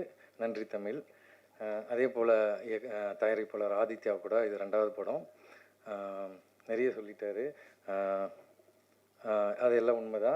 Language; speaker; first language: Tamil; native; Tamil